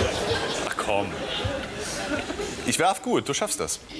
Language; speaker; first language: German; native; German